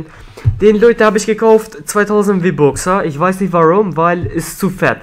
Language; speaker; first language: German; non-native, learner; Albanian